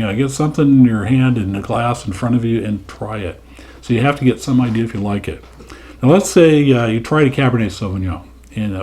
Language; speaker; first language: English; native; English